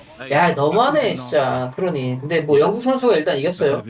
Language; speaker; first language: Korean; native; Korean